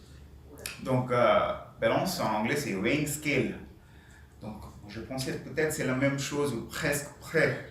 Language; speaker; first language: French; non-native, learner; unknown